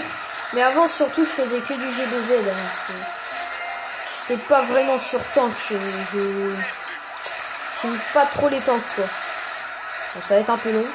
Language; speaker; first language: French; native; French